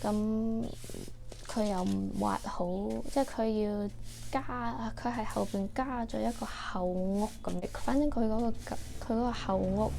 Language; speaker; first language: Cantonese; early bilingual, heritage; Cantonese